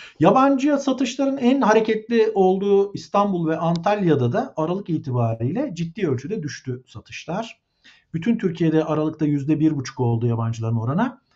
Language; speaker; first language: Turkish; native; Turkish